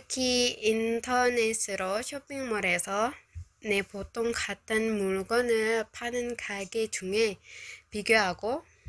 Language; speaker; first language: Korean; non-native, learner; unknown